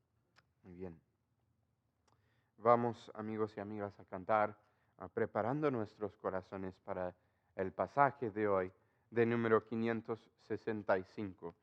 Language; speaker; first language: Spanish; non-native, fluent; English